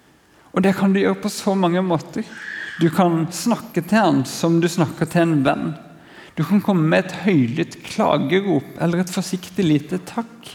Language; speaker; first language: Norwegian; native; Norwegian